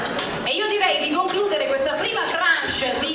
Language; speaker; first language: Italian; native; Italian